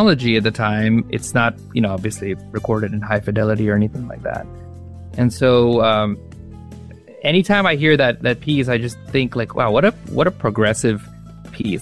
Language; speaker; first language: English; non-native, local second language; Marathi